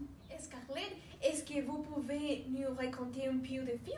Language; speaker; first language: French; non-native, learner; Spanish